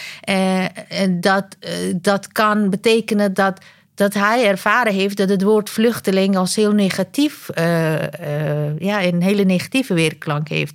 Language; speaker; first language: Dutch; non-native, fluent; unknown